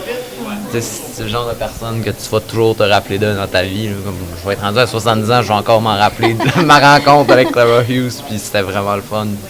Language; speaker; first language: French; native; French